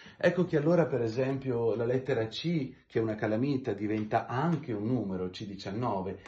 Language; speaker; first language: Italian; native; Italian